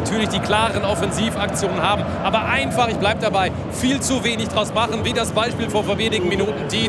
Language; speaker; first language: German; native; German